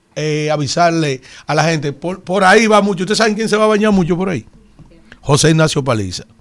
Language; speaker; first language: Spanish; native; Spanish